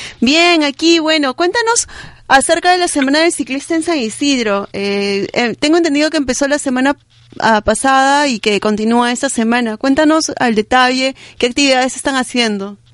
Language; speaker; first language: Spanish; native; Spanish